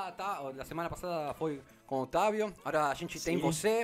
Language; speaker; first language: Portuguese; non-native, learner; Spanish